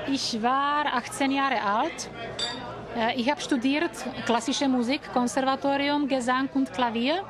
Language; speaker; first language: German; non-native, learner; Czech